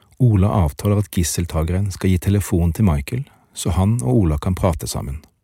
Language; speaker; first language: Norwegian; native; Norwegian